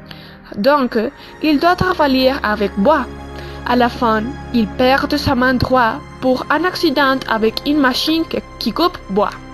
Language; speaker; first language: French; non-native, learner; Spanish